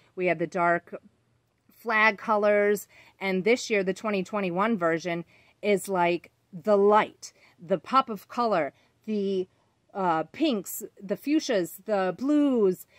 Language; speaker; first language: English; native; English